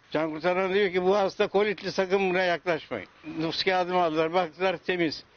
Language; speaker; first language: Turkish; native; Turkish